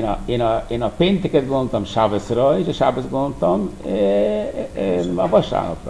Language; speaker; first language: Hungarian; non-native, fluent; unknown